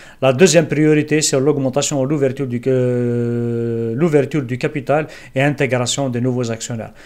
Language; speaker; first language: French; non-native, local second language; Kabyle